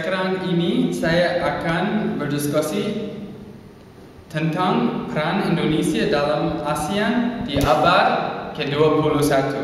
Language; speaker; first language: Indonesian; non-native, learner; English